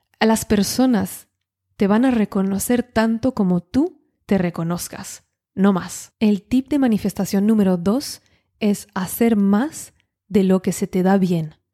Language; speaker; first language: Spanish; non-native, fluent; French